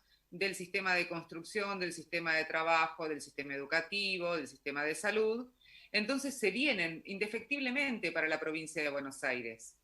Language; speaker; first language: Spanish; native; Spanish